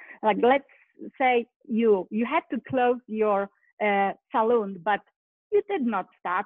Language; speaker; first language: English; non-native, fluent; Polish